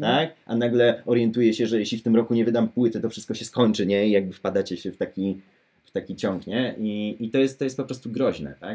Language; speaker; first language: Polish; native; Polish